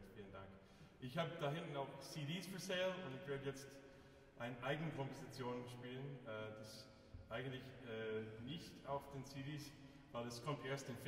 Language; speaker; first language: German; non-native, fluent; English